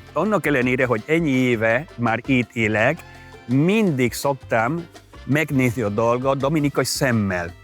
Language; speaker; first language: Hungarian; non-native, fluent; Spanish